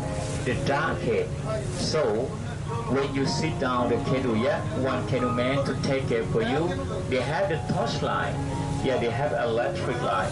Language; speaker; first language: English; non-native, learner; Thai